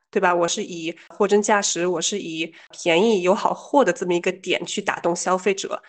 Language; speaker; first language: Chinese; early bilingual, heritage; Chinese